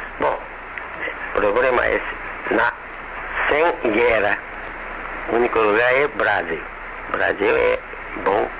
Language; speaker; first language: Portuguese; non-native, learner; Japanese